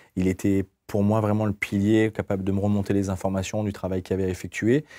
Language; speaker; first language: French; native; French